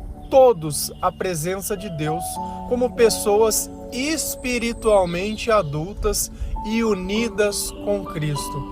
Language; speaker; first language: Portuguese; native; Portuguese